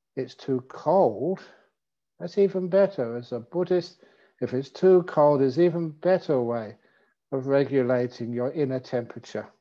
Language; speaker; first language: English; native; English